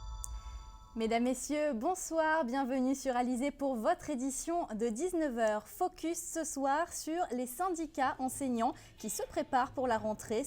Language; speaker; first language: French; native; French